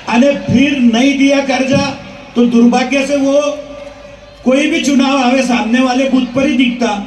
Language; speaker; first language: Hindi; non-native, local second language; Marathi